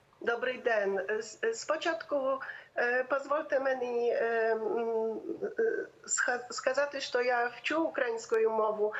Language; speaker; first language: Ukrainian; non-native, learner; Polish